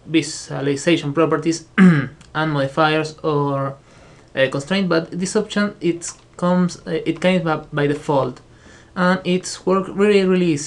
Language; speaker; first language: English; non-native, fluent; Spanish